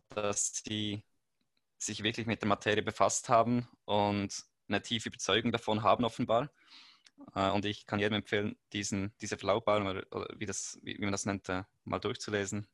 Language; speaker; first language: German; native; German